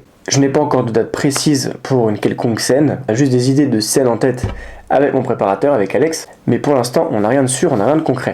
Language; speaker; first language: French; native; French